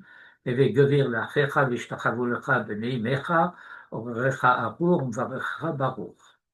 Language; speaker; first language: Hebrew; non-native, fluent; French